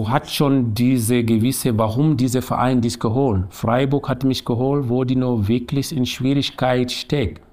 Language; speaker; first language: German; non-native, learner; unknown